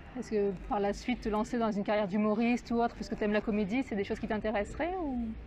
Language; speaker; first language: French; native; French